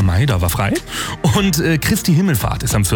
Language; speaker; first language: German; native; German